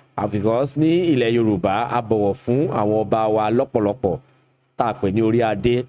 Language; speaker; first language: Yoruba; native; Yoruba